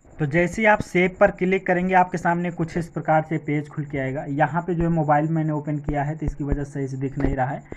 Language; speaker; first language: Hindi; native; Hindi